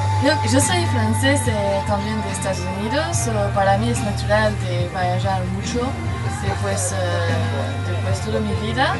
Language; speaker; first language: Spanish; non-native, learner; French